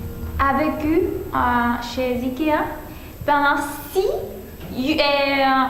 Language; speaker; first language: French; non-native, learner; Spanish